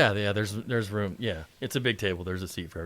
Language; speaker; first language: English; native; English